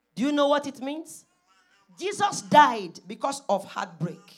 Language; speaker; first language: English; non-native, local second language; Yoruba